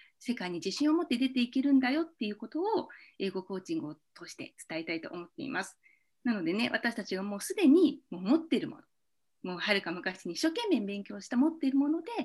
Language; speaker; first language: Japanese; native; Japanese